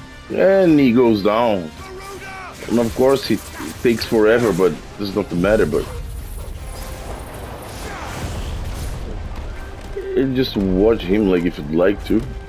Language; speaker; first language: English; non-native, fluent; Portuguese